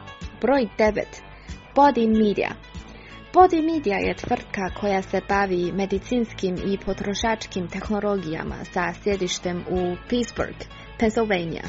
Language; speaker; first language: Croatian; non-native, fluent; Chinese